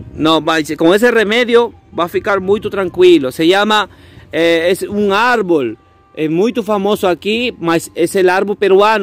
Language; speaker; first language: Portuguese; non-native, learner; Spanish